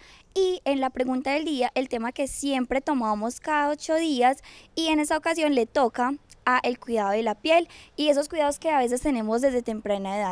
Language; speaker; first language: Spanish; native; Spanish